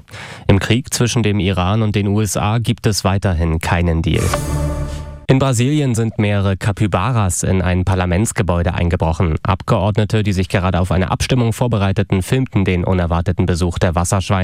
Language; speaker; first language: German; native; German